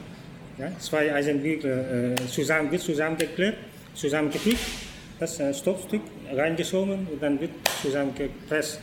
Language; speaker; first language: German; non-native, learner; Vietnamese